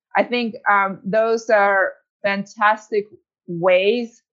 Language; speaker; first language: English; early bilingual, other home language; Ukrainian